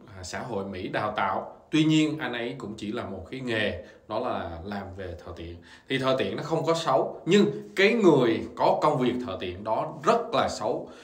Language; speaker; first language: Vietnamese; native; Vietnamese